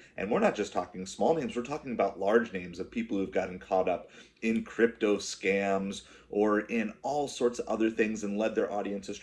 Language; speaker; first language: English; native; English